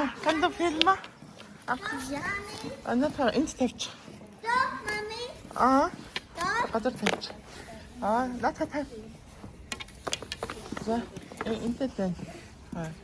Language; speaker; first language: Swedish; non-native, learner; Mongolian